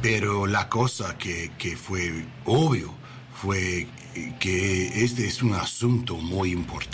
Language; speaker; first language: Spanish; non-native, learner; English